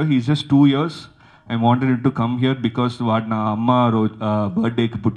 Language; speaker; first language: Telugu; early bilingual, heritage; Telugu